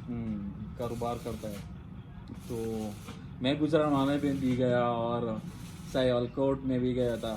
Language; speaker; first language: Hindi; non-native, local second language; Pashto